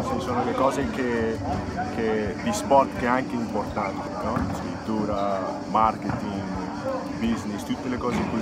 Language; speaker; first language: Italian; early bilingual, other home language; English